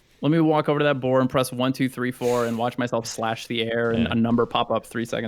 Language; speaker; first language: English; native; English